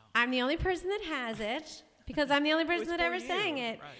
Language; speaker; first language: English; native; English